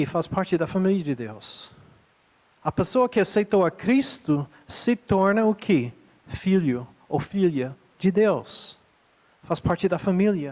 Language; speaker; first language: Portuguese; non-native, fluent; English